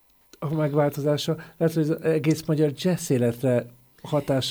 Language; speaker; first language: Hungarian; native; Hungarian